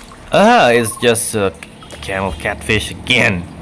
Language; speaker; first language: English; non-native, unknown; Indonesian